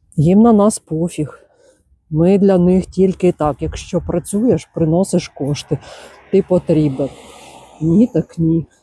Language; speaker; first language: Ukrainian; non-native, local second language; Russian